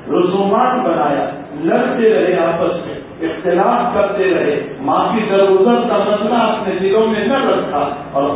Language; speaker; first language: Urdu; non-native, local second language; Gujarati